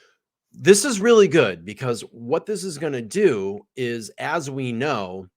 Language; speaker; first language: English; native; English